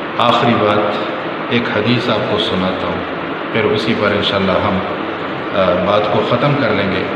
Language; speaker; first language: Urdu; non-native, local second language; Pashto